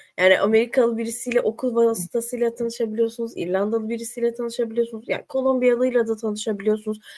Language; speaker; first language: Turkish; native; Turkish